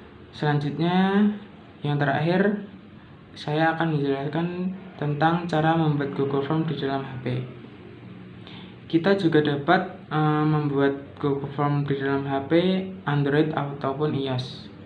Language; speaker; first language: Indonesian; native; Indonesian